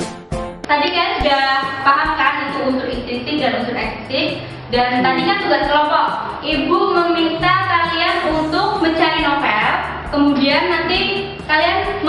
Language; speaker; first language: Indonesian; native; Indonesian